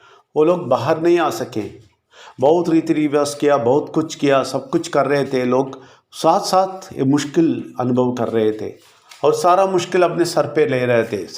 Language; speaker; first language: Hindi; non-native, local second language; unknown